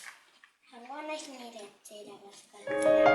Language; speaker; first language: Basque; non-native, local second language; Spanish